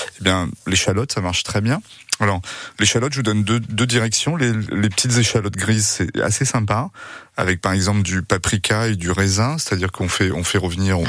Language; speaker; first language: French; native; French